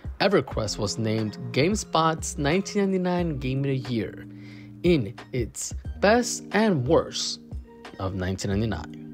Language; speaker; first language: English; native; English